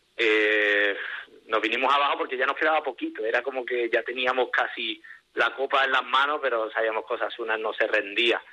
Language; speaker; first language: Spanish; native; Spanish